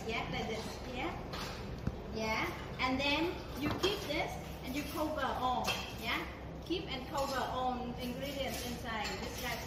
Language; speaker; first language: English; non-native, learner; Vietnamese